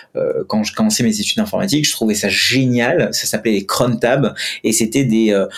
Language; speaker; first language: French; non-native, fluent; Hindi